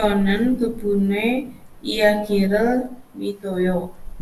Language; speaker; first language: Korean; non-native, learner; Indonesian